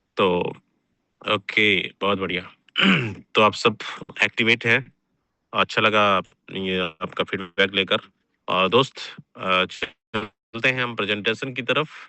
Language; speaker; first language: Hindi; native; Hindi